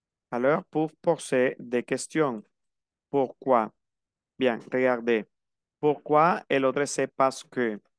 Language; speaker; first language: French; non-native, fluent; Spanish